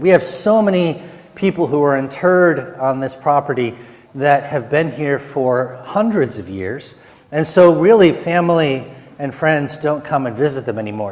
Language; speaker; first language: English; native; English